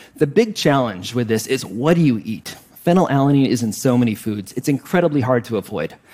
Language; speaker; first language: English; native; English